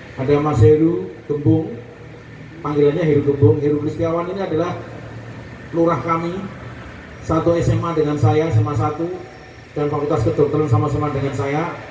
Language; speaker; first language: Indonesian; native; Indonesian